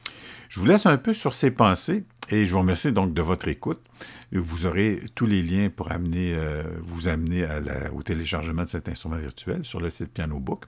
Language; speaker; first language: French; native; French